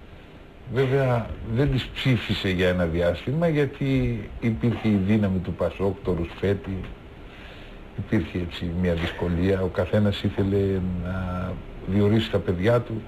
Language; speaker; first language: Greek; native; Greek